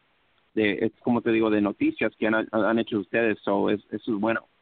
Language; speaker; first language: Spanish; early bilingual, heritage; English